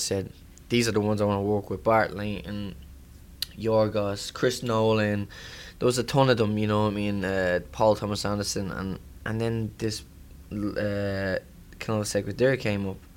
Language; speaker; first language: English; native; English